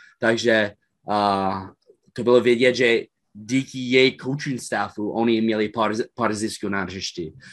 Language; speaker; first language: Czech; non-native, fluent; English